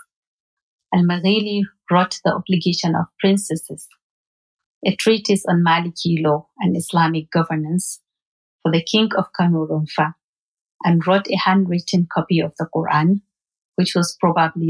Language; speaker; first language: English; non-native, local second language; Hausa